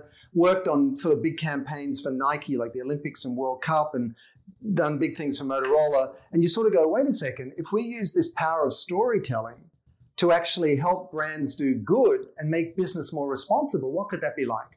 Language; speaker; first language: English; native; English